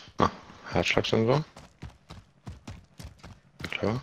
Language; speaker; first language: German; native; German